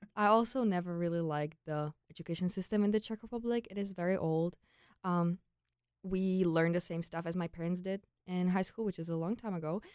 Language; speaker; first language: English; non-native, fluent; Czech